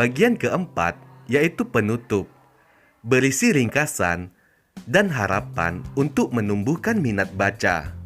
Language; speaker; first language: Indonesian; native; Indonesian